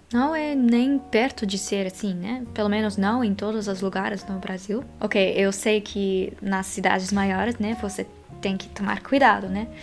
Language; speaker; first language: Portuguese; non-native, fluent; Dutch